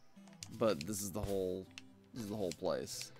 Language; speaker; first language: English; native; English